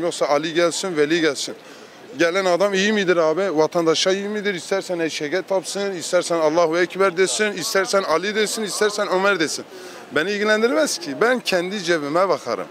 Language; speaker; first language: Turkish; native; Turkish